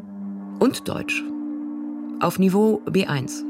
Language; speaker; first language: German; non-native, fluent; Russian